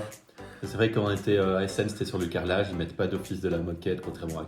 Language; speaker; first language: French; native; French